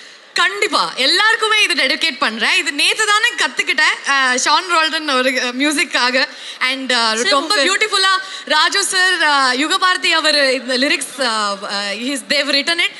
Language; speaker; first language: Tamil; non-native, learner; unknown